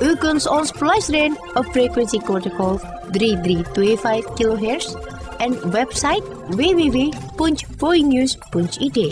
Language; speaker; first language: Dutch; non-native, fluent; Indonesian